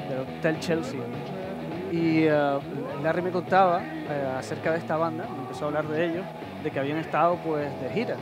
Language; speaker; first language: Spanish; native; Spanish